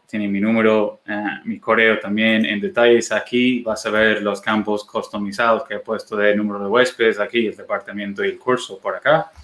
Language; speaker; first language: Spanish; non-native, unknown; English